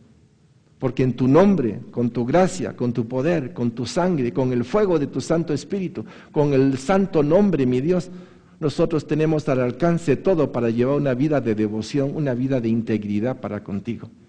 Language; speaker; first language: Spanish; native; Spanish